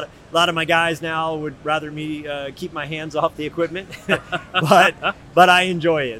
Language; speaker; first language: English; native; English